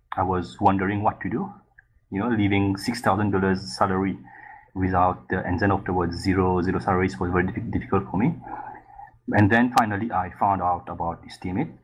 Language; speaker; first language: English; non-native, fluent; Morisyen